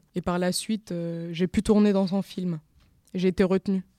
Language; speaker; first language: French; native; French